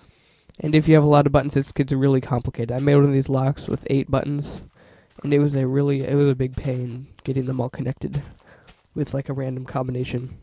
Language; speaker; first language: English; native; English